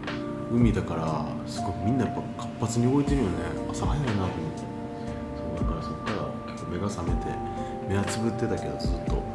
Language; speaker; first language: Japanese; native; Japanese